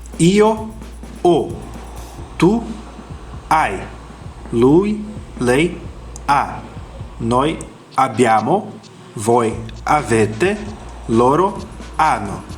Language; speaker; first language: Italian; non-native, fluent; Portuguese